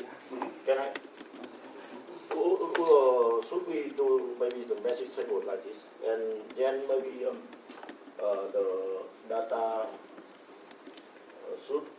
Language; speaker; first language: English; non-native, learner; Vietnamese